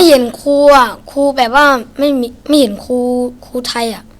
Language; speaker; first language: Thai; non-native, learner; Shan